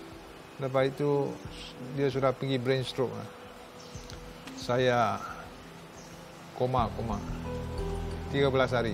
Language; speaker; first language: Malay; non-native, local second language; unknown